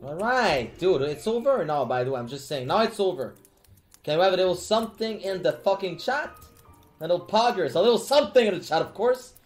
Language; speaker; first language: English; non-native, fluent; French